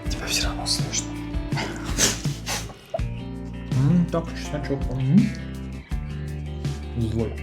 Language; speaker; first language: Russian; native; Russian